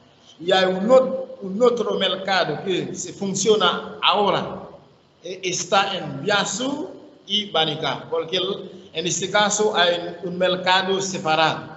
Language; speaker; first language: Spanish; non-native, learner; Haitian Creole